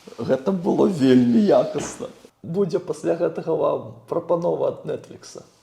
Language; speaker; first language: Belarusian; non-native, local second language; Russian